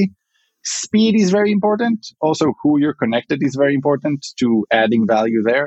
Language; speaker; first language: English; non-native, fluent; Hebrew